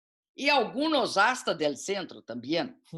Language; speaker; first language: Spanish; non-native, learner; Portuguese